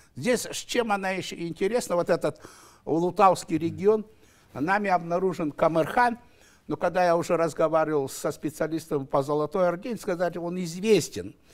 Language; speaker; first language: Russian; non-native, local second language; Kazakh